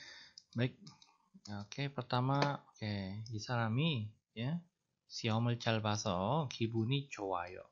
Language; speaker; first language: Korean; non-native, fluent; Indonesian